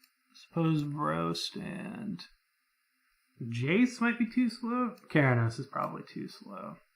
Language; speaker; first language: English; native; English